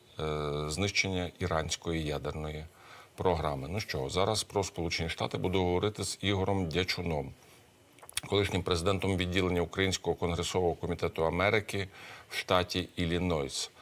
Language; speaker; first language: Ukrainian; native; Ukrainian